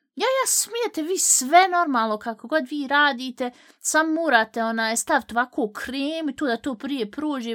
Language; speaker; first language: Bosnian; native; Bosnian